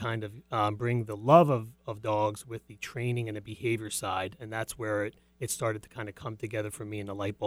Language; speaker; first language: English; native; English